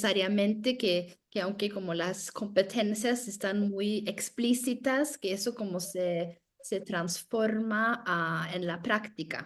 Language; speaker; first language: Spanish; non-native, fluent; Norwegian